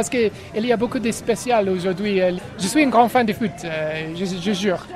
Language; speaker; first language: French; non-native, learner; English